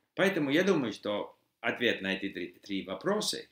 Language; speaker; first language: Russian; non-native, fluent; English